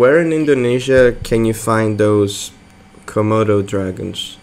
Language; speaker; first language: English; non-native, learner; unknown